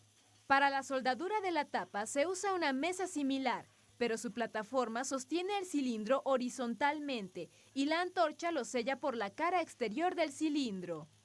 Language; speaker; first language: Spanish; native; Spanish